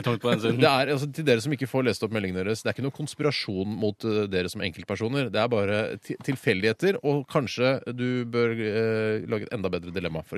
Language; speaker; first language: Norwegian; native; Norwegian